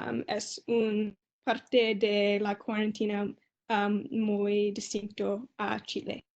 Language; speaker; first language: Spanish; non-native, learner; English